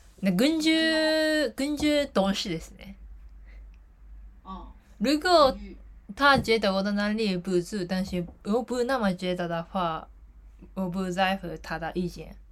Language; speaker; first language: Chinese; non-native, learner; Japanese